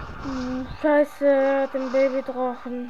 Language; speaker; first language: German; early bilingual, other home language; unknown